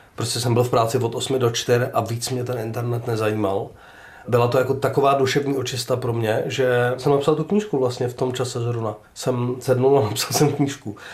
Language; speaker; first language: Czech; native; Czech